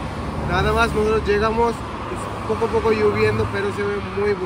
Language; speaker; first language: Spanish; non-native, learner; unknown